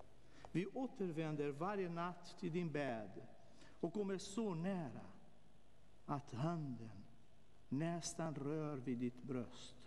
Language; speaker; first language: Swedish; non-native, fluent; Portuguese